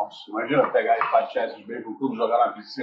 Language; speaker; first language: Portuguese; native; Portuguese